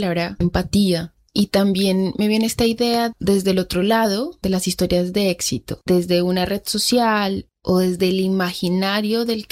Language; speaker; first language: Spanish; native; Spanish